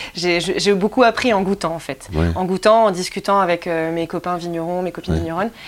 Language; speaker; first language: French; native; French